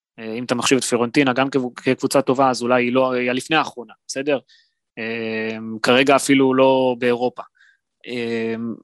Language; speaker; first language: Hebrew; native; Hebrew